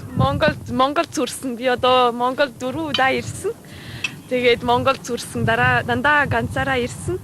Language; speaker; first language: Mongolian; non-native, learner; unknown